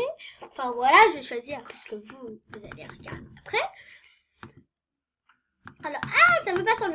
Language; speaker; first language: French; native; French